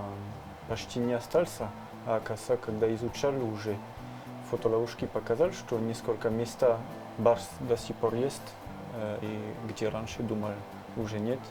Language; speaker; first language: Russian; non-native, learner; French